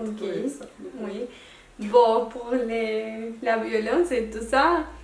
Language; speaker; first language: French; non-native, local second language; Spanish